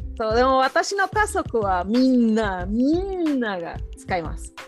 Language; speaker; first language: Japanese; non-native, fluent; Spanish